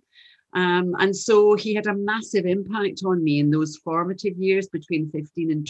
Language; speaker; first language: English; native; English